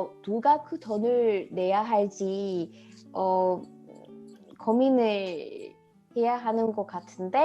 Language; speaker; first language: Korean; non-native, fluent; English